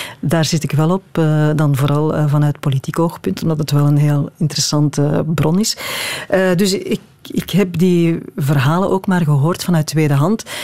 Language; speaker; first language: Dutch; native; Dutch